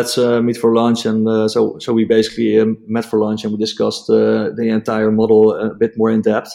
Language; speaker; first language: English; non-native, fluent; Dutch